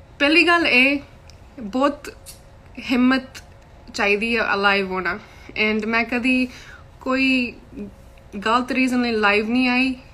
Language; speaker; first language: Punjabi; early bilingual, heritage; Punjabi